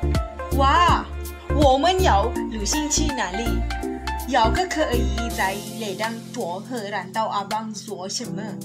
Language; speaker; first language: Chinese; non-native, learner; Malay